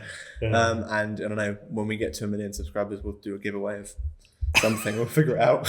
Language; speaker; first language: English; native; English